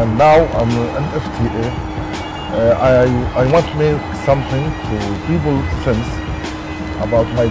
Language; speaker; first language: English; non-native, learner; Arabic